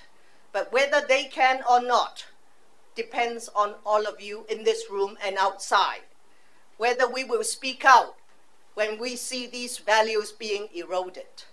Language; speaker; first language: English; non-native, local second language; Cantonese